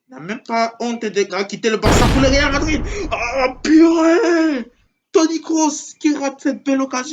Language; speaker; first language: French; native; French